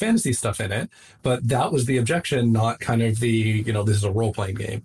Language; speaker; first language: English; native; English